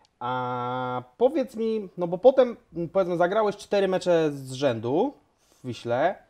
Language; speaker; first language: Polish; native; Polish